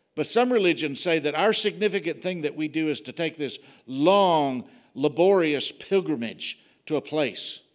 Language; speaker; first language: English; native; English